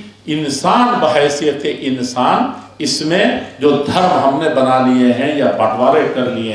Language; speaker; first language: Urdu; native; Urdu